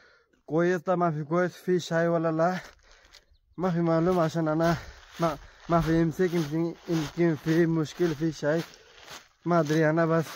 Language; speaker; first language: Arabic; non-native, learner; Bangla